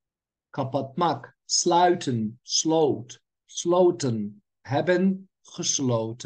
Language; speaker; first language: Dutch; non-native, learner; Turkish